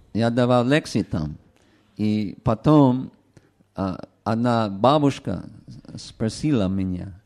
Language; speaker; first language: Russian; non-native, learner; English